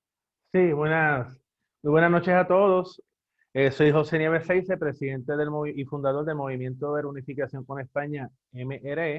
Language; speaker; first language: Spanish; native; Spanish